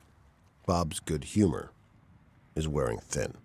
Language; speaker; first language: English; native; English